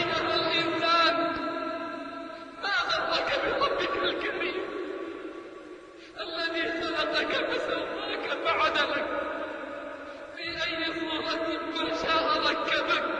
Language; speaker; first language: Arabic; native; Arabic